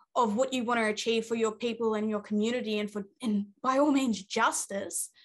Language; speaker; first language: English; native; English